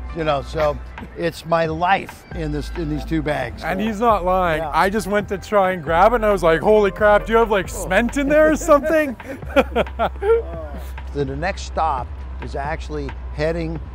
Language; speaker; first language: English; native; English